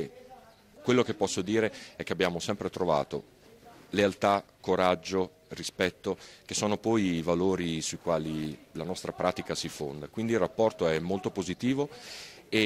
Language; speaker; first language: Italian; native; Italian